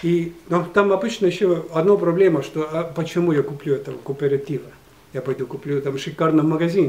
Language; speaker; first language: Russian; non-native, local second language; Estonian